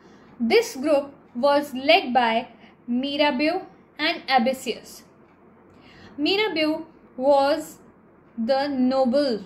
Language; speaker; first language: English; non-native, local second language; Hindi